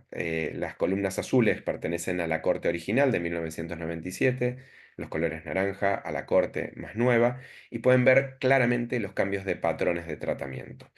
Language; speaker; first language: Spanish; native; Spanish